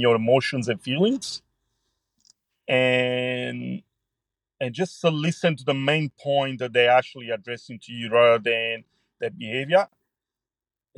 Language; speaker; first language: English; non-native, fluent; Italian